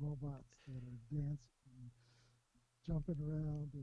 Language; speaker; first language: English; native; English